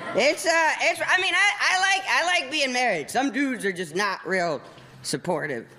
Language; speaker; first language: English; native; English